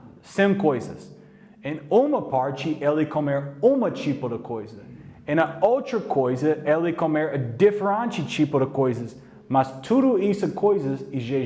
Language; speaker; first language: Portuguese; non-native, learner; English